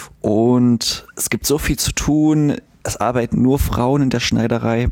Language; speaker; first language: German; native; German